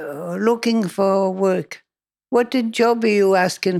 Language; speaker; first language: English; non-native, learner; Italian